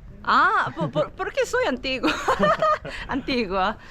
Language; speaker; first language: Spanish; non-native, learner; Korean